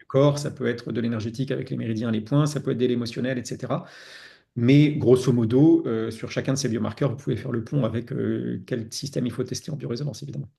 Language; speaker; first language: French; native; French